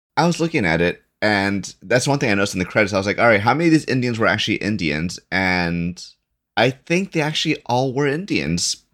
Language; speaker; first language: English; early bilingual, other home language; Spanish